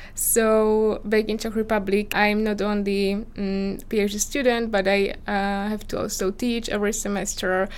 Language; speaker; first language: English; non-native, fluent; Slovak